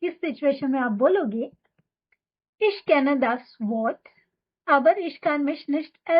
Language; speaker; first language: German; non-native, fluent; Hindi